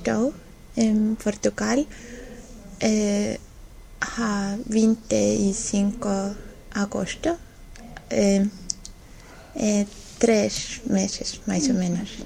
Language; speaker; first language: Portuguese; non-native, learner; Estonian